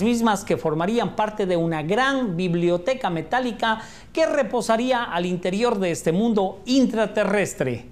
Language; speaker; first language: Spanish; native; Spanish